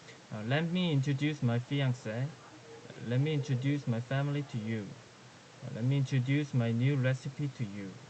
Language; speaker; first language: English; non-native, learner; Korean